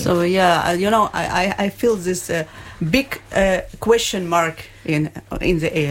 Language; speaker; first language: English; non-native, fluent; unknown